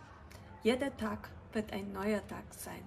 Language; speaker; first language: German; non-native, fluent; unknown